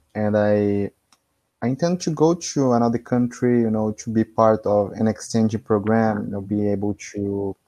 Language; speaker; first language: English; non-native, fluent; Portuguese